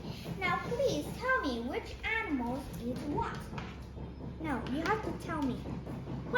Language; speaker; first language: English; non-native, fluent; Vietnamese